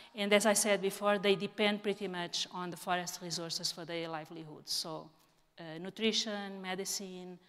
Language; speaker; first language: English; non-native, fluent; Portuguese